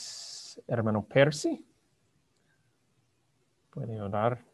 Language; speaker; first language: Spanish; non-native, fluent; English